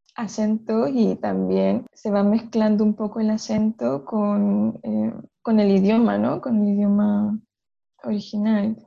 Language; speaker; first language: Spanish; native; Spanish